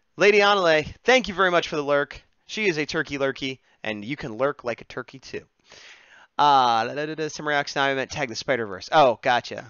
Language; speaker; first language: English; native; English